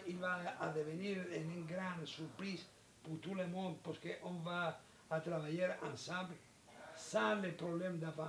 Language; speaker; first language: French; non-native, learner; Spanish